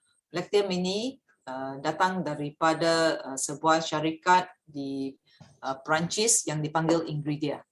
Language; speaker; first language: Malay; native; Malay